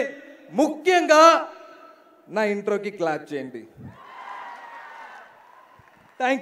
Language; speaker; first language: Telugu; non-native, learner; Malayalam